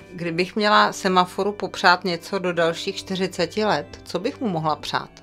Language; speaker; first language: Czech; native; Czech